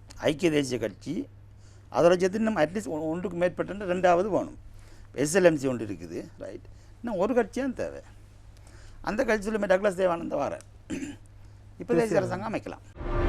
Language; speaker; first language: Tamil; native; Tamil